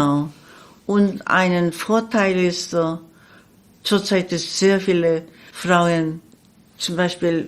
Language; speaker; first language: German; non-native, learner; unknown